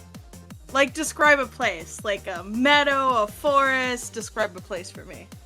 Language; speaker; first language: English; native; English